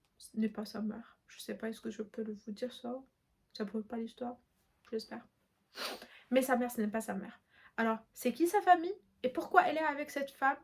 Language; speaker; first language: French; non-native, local second language; Arabic